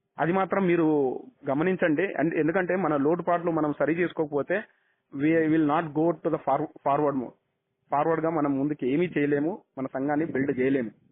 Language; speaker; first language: Telugu; non-native, local second language; Kannada